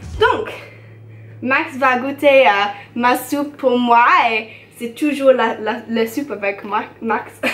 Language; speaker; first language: French; non-native, learner; English